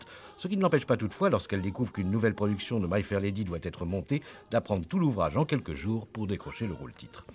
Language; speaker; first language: French; native; French